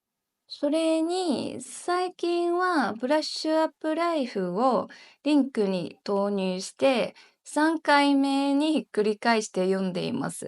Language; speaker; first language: Japanese; non-native, learner; Chinese